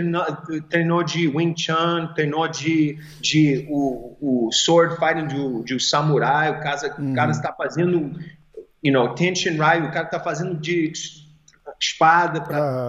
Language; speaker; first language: Portuguese; early bilingual, heritage; English